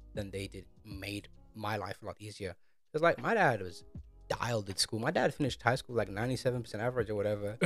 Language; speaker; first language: English; early bilingual, other home language; Amharic